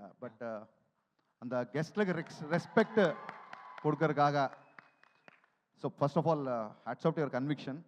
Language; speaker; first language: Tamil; non-native, learner; Telugu